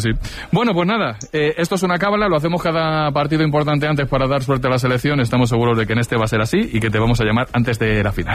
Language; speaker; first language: Spanish; native; Spanish